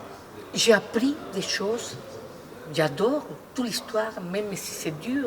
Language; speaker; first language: French; non-native, fluent; Spanish